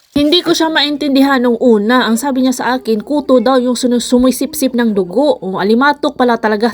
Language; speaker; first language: Filipino; non-native, local second language; Cebuano